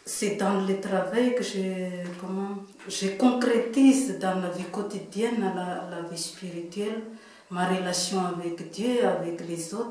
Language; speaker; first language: French; non-native, local second language; Malagasy